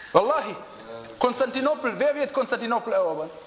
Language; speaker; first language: German; non-native, fluent; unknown